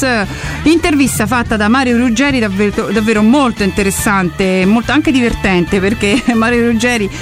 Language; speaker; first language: Italian; native; Italian